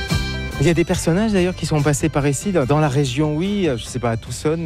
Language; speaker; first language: French; native; French